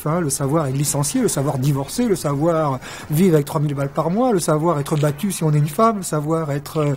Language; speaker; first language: French; native; French